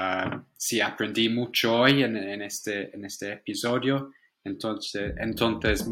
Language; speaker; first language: Spanish; non-native, fluent; English